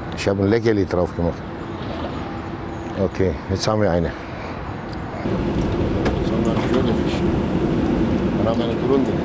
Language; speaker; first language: German; non-native, local second language; Turkish